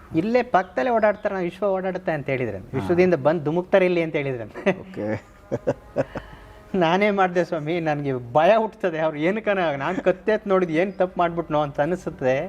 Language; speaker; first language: Kannada; native; Kannada